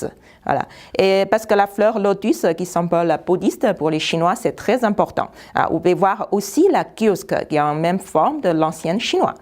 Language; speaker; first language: French; non-native, fluent; Chinese